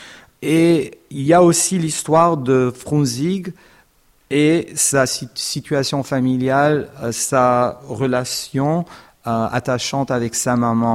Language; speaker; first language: French; non-native, fluent; Armenian